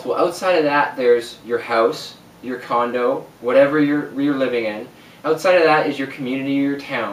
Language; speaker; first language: English; native; English